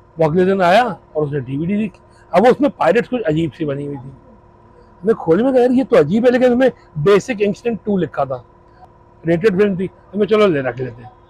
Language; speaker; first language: Urdu; native; Urdu